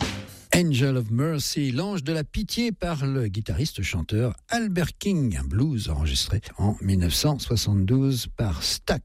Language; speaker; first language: French; native; French